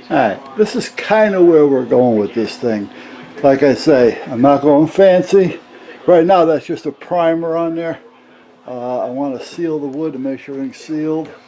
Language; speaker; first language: English; native; English